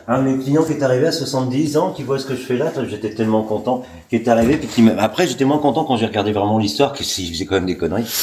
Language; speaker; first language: French; native; French